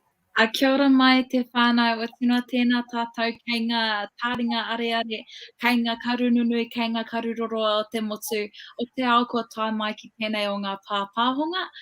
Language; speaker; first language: Māori; non-native, local second language; English